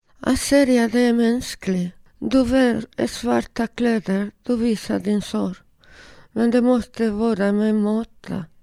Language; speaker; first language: Swedish; non-native, learner; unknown